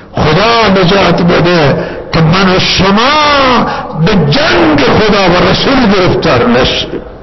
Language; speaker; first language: Persian; non-native, local second language; Baluchi